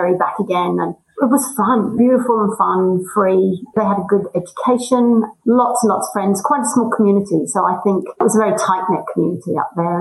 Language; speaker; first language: English; native; English